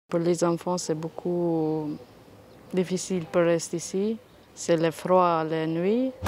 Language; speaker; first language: French; non-native, learner; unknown